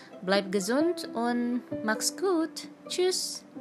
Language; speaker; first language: German; non-native, learner; Indonesian